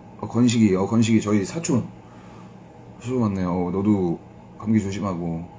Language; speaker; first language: Korean; native; Korean